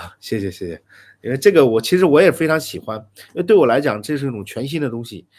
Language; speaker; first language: Chinese; native; Chinese